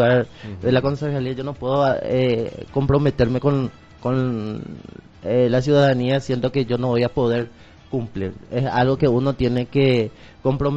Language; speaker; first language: Spanish; native; Spanish